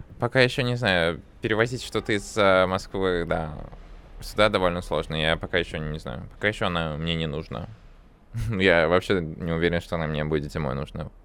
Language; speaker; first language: Russian; early bilingual, other home language; Armenian